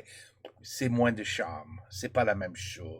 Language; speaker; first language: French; non-native, learner; English